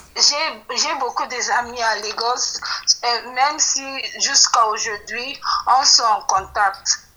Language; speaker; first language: French; non-native, learner; Yoruba